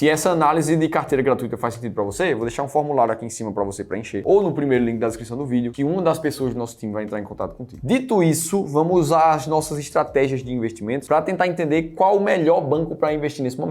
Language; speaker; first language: Portuguese; native; Portuguese